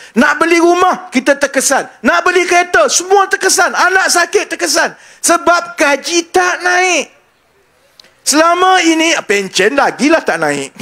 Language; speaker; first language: Malay; native; Malay